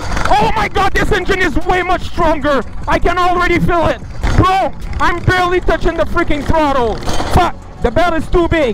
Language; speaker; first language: English; non-native, fluent; French